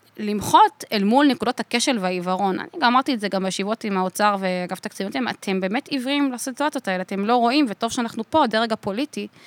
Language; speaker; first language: Hebrew; native; Hebrew